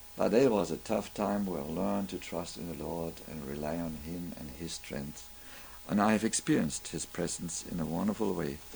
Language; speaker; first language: English; non-native, fluent; German